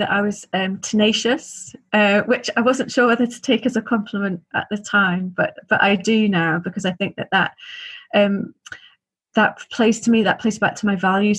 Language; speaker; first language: English; native; English